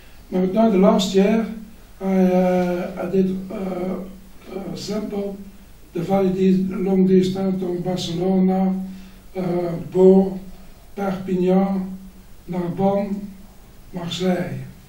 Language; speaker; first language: English; non-native, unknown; Dutch